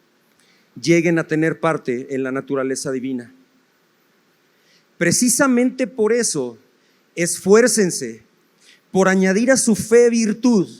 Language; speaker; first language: Spanish; native; Spanish